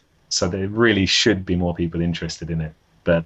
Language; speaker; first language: English; native; English